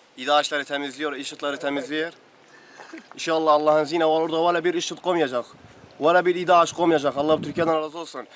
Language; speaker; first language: Turkish; native; Turkish